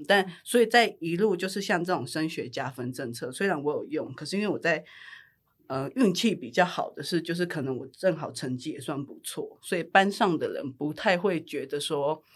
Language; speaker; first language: Chinese; native; Chinese